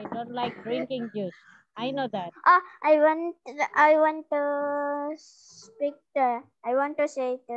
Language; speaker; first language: English; non-native, learner; Indonesian